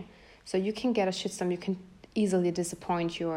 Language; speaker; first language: English; non-native, fluent; German